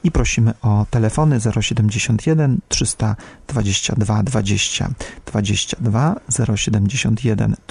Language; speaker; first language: Polish; native; Polish